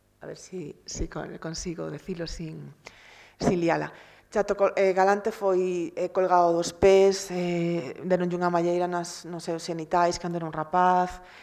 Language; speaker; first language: Galician; native; Galician